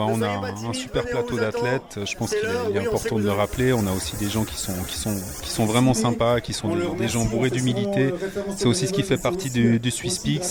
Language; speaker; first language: French; native; French